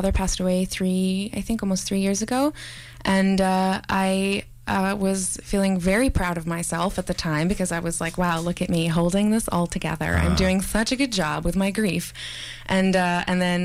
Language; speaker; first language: English; native; English